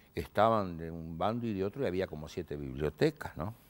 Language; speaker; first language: Spanish; native; Spanish